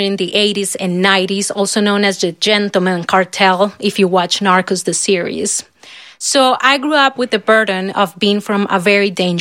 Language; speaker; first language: English; non-native, fluent; Spanish